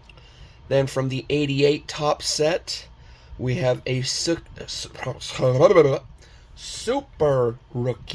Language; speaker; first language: English; native; English